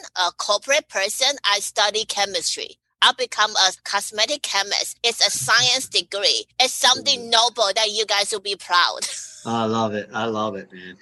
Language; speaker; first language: English; non-native, fluent; Chinese